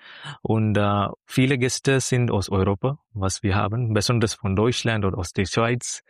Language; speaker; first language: German; non-native, learner; Malayalam